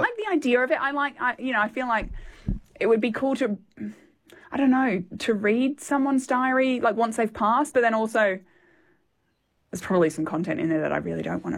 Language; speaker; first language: English; native; English